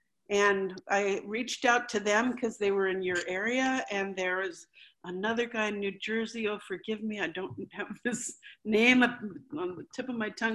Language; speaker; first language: English; early bilingual, other home language; Spanish